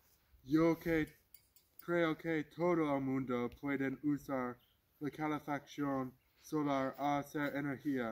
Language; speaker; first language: Spanish; non-native, learner; English